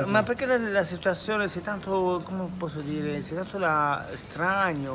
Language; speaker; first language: Italian; non-native, learner; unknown